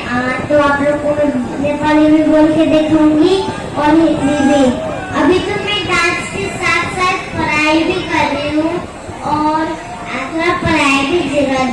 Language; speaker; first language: Hindi; non-native, local second language; Nepali